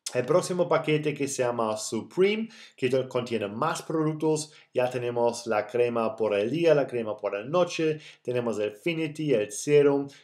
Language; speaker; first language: Spanish; non-native, fluent; German